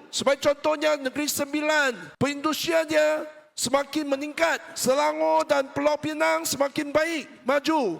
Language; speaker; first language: Malay; non-native, local second language; Chinese